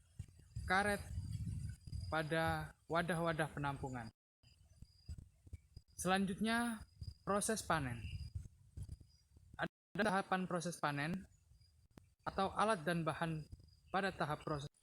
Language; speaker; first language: Indonesian; native; Indonesian